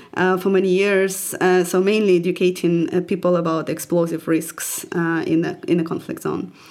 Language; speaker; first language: English; non-native, fluent; Ukrainian